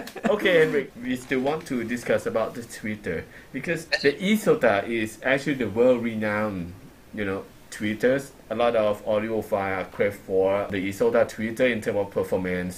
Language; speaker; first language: English; non-native, fluent; Thai